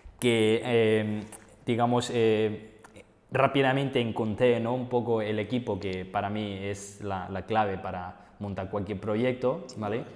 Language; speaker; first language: Spanish; non-native, fluent; Chinese